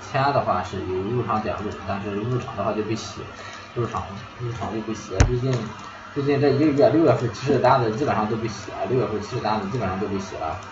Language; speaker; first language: Chinese; native; Chinese